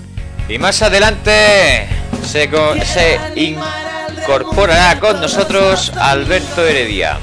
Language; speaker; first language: Spanish; native; Spanish